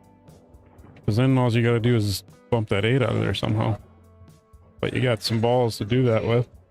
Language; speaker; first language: English; native; English